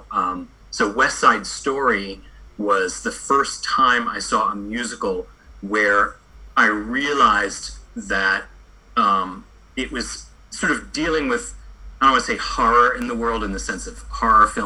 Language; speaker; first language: English; native; English